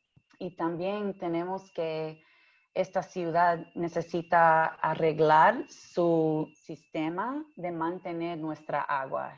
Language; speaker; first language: Spanish; early bilingual, heritage; English